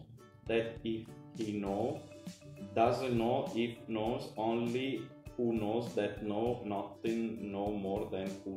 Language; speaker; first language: English; non-native, fluent; Italian